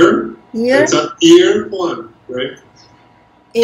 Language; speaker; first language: English; non-native, fluent; Portuguese